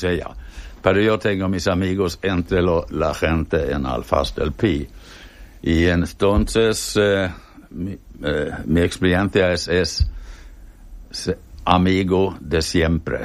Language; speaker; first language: Spanish; non-native, fluent; Swedish